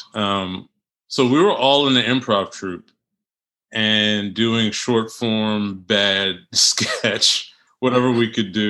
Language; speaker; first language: English; native; English